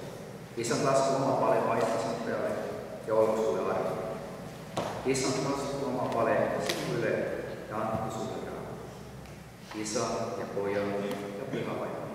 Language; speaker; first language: Finnish; native; Finnish